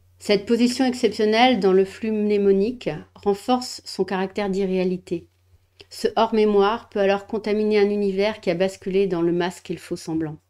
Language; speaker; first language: French; native; French